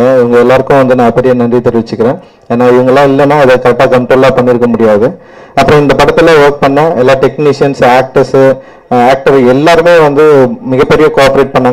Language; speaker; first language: Tamil; native; Tamil